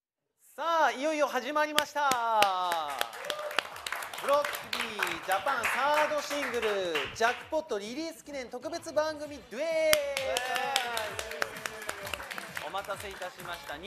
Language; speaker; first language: Japanese; native; Japanese